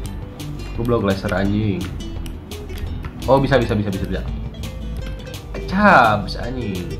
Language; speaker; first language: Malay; non-native, local second language; Sundanese